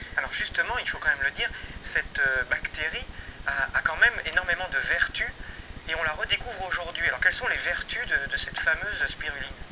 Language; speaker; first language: French; native; French